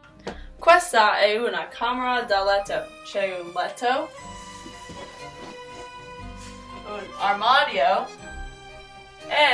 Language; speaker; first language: Italian; non-native, learner; English